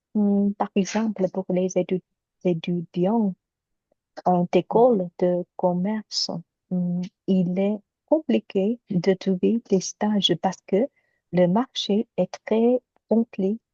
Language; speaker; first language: French; non-native, learner; Chinese